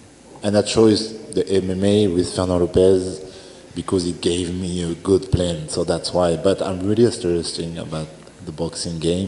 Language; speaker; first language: English; non-native, learner; French